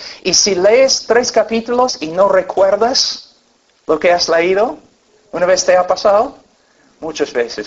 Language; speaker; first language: Spanish; non-native, fluent; English